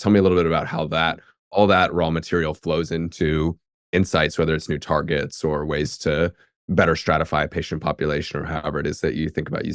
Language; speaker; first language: English; native; English